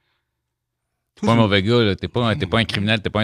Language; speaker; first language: French; native; French